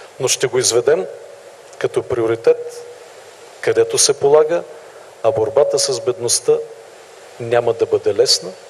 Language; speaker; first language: Bulgarian; native; Bulgarian